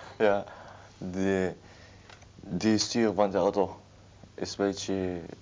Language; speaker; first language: Dutch; non-native, learner; Arabic